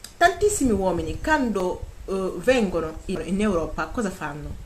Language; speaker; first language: Italian; non-native, fluent; Wolof